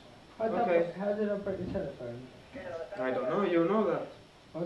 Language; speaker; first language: English; native; English